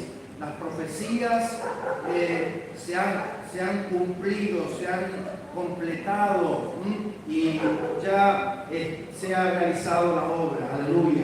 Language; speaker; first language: Spanish; native; Spanish